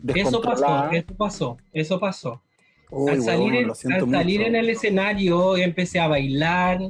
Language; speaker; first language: Spanish; non-native, fluent; Haitian Creole